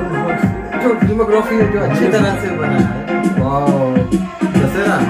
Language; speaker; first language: Hindi; non-native, local second language; Kannada